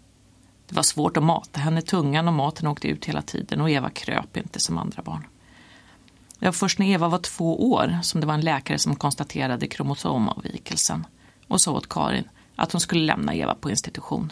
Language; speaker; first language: Swedish; native; Swedish